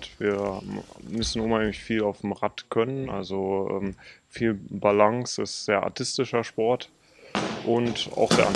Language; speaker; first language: German; native; German